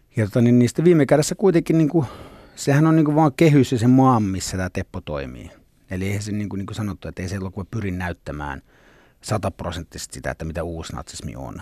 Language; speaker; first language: Finnish; early bilingual, other home language; Swedish